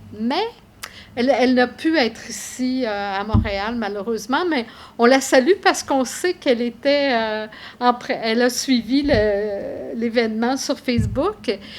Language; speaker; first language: French; native; French